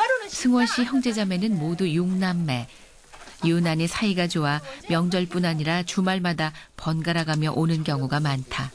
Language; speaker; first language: Korean; native; Korean